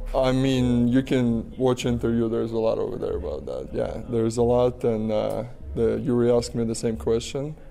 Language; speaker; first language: English; non-native, fluent; Russian